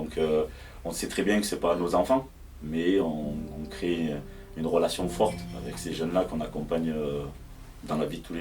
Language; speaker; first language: French; native; French